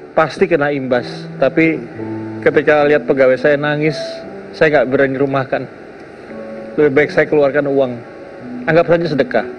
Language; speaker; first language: Indonesian; native; Indonesian